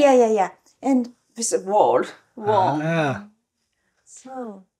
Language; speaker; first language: English; non-native, learner; Japanese